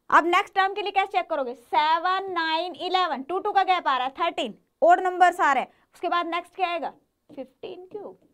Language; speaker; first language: Hindi; native; Hindi